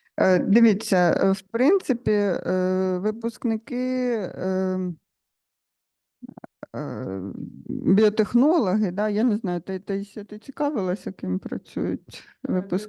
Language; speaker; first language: Ukrainian; native; Ukrainian